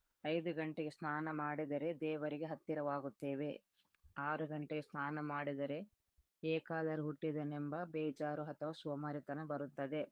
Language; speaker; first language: Kannada; native; Kannada